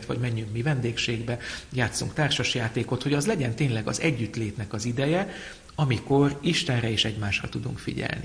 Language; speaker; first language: Hungarian; native; Hungarian